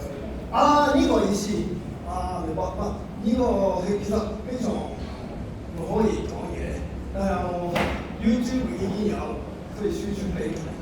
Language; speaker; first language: Cantonese; non-native, learner; Japanese